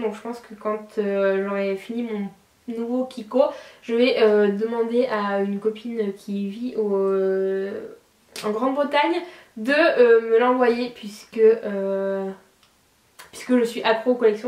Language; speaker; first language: French; native; French